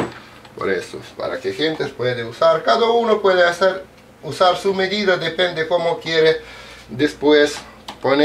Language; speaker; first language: Spanish; non-native, learner; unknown